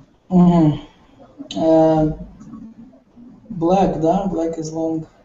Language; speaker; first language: English; non-native, learner; Russian